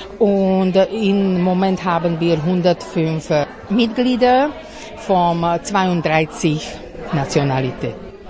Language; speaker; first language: German; non-native, fluent; Slovak